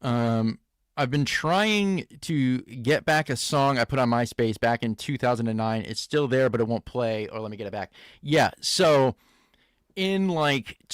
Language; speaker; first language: English; native; English